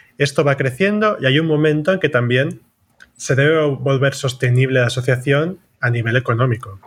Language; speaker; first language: Spanish; non-native, local second language; Catalan